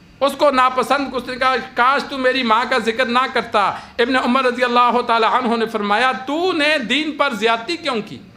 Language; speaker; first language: Urdu; non-native, local second language; Punjabi